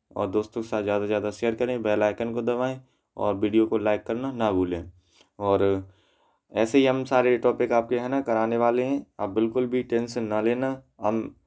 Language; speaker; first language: Hindi; native; Hindi